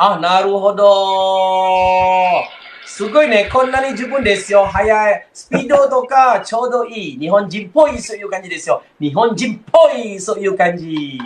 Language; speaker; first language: Japanese; non-native, fluent; Malay